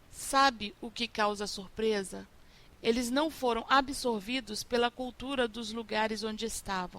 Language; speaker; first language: Portuguese; native; Portuguese